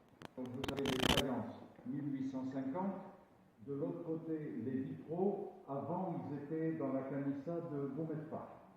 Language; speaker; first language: French; non-native, local second language; Arabic